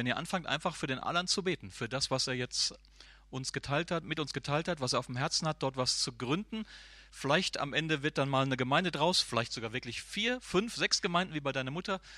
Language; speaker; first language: German; native; German